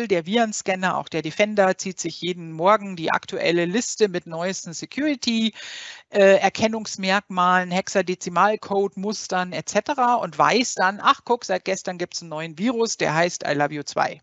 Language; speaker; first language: German; native; German